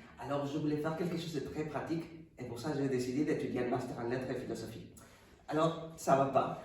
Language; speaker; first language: French; non-native, fluent; Spanish